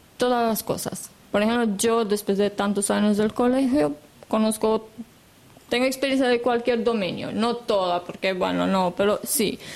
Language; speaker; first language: Spanish; non-native, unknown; Romanian